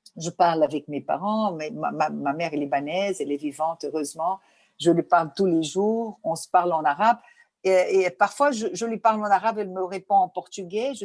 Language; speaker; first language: French; non-native, fluent; Portuguese